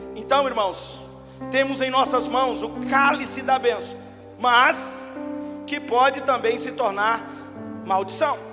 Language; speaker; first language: Portuguese; native; Portuguese